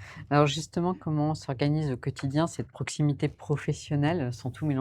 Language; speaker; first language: French; native; French